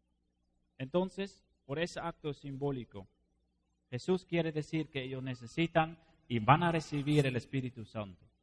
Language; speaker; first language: Spanish; non-native, fluent; Dutch